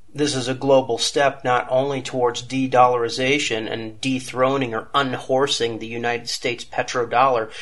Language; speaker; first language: English; native; English